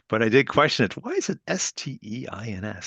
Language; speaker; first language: English; native; English